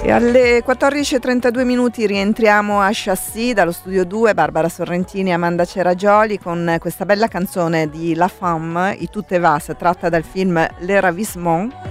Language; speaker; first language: Italian; native; Italian